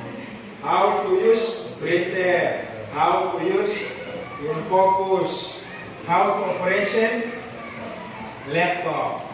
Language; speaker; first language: English; non-native, learner; Indonesian